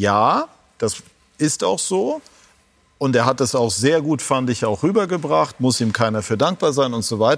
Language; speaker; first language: German; native; German